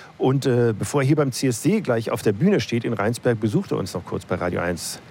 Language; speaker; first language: German; native; German